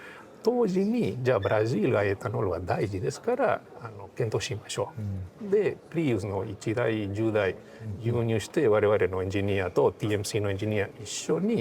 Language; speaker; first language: Japanese; non-native, fluent; Portuguese